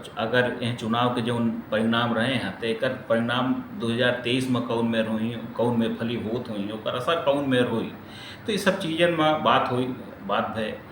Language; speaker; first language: Hindi; native; Hindi